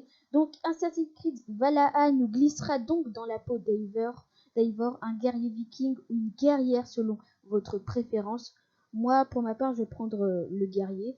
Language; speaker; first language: French; native; French